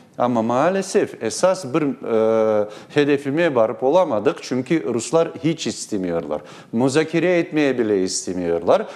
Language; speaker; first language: Turkish; non-native, learner; Crimean Tatar